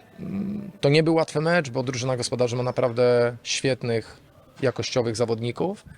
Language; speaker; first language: Polish; non-native, fluent; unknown